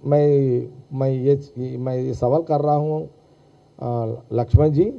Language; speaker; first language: Hindi; non-native, local second language; Telugu